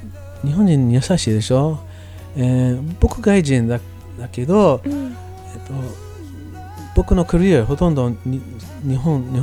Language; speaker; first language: Japanese; non-native, learner; English